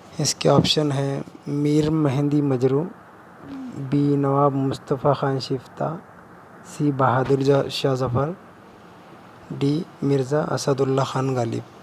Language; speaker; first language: Urdu; native; Urdu